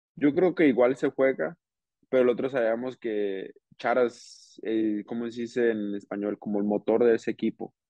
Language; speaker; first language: Spanish; early bilingual, heritage; Spanish